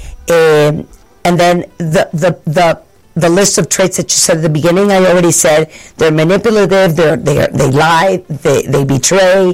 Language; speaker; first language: English; non-native, fluent; Spanish